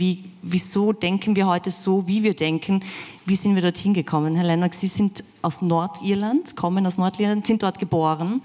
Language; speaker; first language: German; native; German